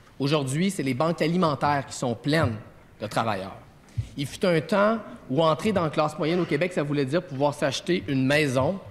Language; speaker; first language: French; native; French